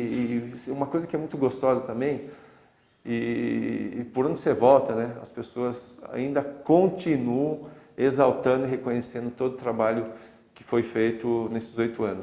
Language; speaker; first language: Portuguese; native; Portuguese